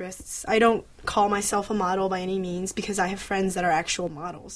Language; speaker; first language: English; early bilingual, other home language; Chinese